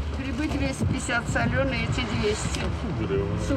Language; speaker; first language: Russian; native; Russian